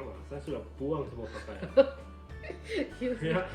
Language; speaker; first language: Indonesian; non-native, fluent; English